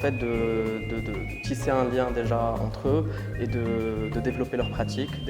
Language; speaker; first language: French; non-native, local second language; Arabic